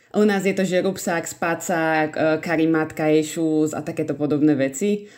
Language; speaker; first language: Slovak; native; Slovak